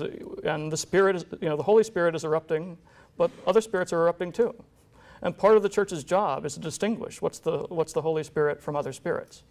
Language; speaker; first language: English; native; English